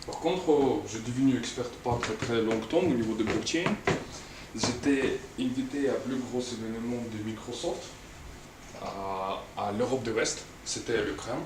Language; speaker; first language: French; non-native, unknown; Russian